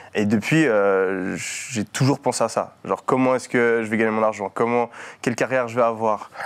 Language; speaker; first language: French; native; French